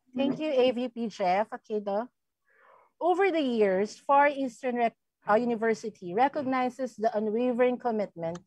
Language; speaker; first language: English; non-native, local second language; Filipino